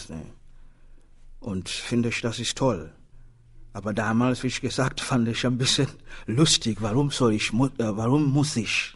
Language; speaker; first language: German; non-native, learner; Swahili